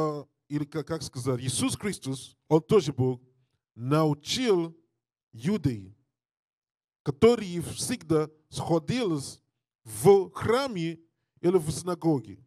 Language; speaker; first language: Russian; non-native, learner; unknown